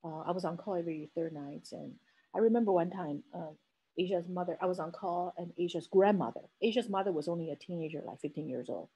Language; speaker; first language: English; non-native, fluent; Chinese